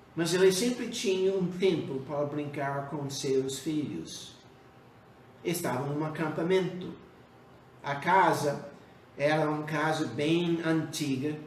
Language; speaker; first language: Portuguese; non-native, fluent; English